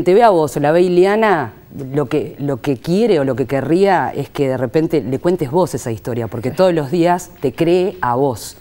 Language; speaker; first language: Spanish; native; Spanish